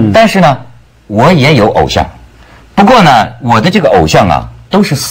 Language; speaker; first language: Chinese; native; Chinese